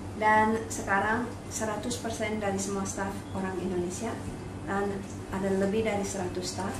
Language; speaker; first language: Indonesian; non-native, fluent; English